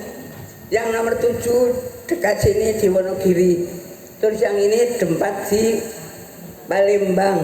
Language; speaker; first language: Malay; non-native, local second language; Javanese